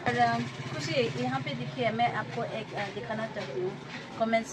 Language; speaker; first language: Hindi; non-native, local second language; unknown